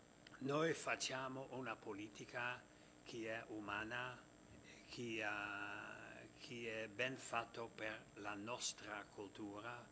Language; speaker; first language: Italian; non-native, fluent; Dutch